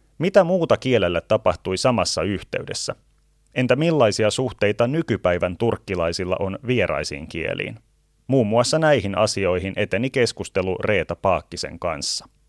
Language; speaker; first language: Finnish; native; Finnish